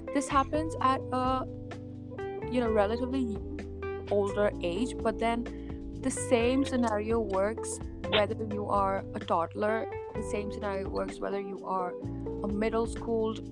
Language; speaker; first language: English; non-native, local second language; Punjabi